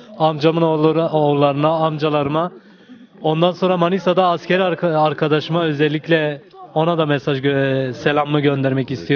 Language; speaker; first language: Turkish; non-native, local second language; Kurdish